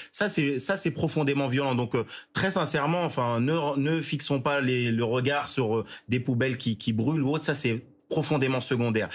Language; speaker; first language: French; native; French